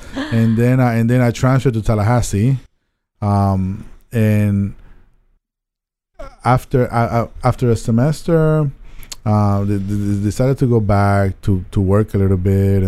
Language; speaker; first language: English; non-native, fluent; Spanish